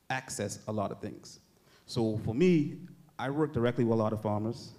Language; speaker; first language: English; native; English